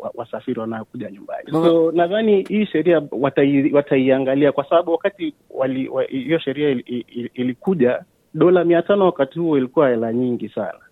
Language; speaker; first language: Swahili; native; Swahili